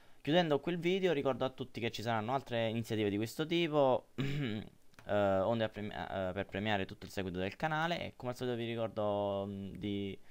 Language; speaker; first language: Italian; native; Italian